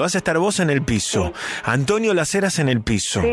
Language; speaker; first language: Spanish; native; Spanish